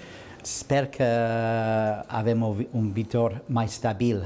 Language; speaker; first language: Romanian; non-native, learner; English